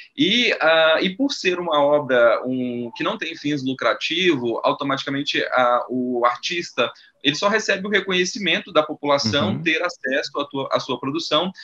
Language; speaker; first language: Portuguese; native; Portuguese